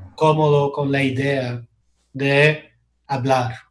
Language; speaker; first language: Spanish; non-native, fluent; English